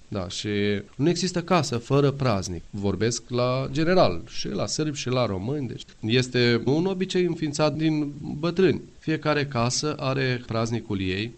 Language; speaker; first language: Romanian; non-native, local second language; Serbian